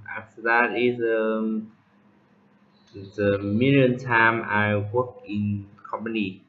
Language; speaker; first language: English; non-native, learner; Vietnamese